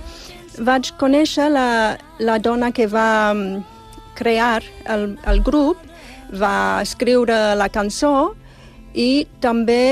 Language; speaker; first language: Catalan; non-native, fluent; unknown